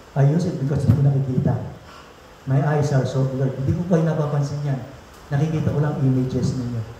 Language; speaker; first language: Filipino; non-native, local second language; Pampanga